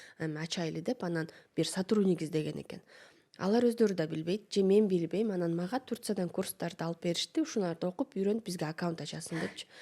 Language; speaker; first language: Kyrgyz; native; Kyrgyz